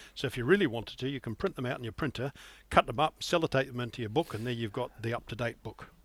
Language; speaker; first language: English; native; English